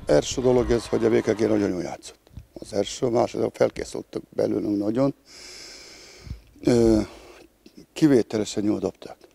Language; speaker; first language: Hungarian; non-native, learner; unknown